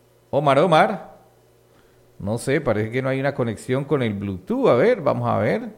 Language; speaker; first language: Spanish; native; Spanish